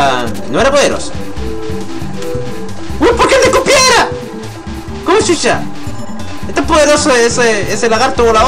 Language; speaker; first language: Spanish; native; Spanish